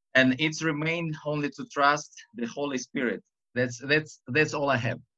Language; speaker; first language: English; non-native, fluent; Russian